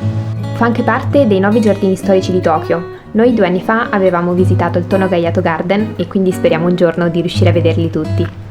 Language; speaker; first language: Italian; native; Italian